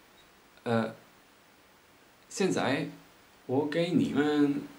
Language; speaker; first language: Chinese; non-native, learner; Dutch